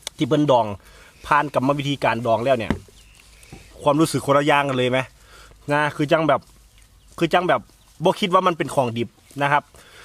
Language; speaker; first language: Thai; native; Thai